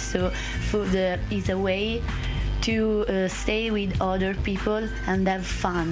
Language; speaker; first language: English; non-native, fluent; Italian